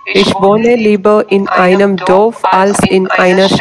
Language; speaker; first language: German; non-native, learner; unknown